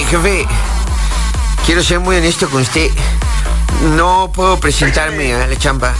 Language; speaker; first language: Spanish; native; Spanish